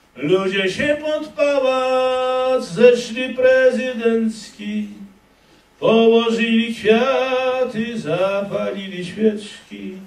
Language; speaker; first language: Polish; native; Polish